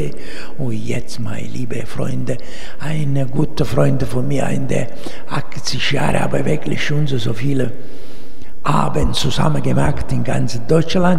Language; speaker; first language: German; non-native, learner; Italian